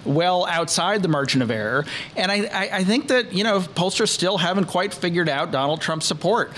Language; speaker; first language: English; native; English